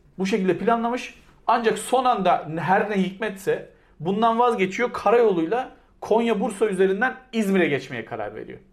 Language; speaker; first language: Turkish; native; Turkish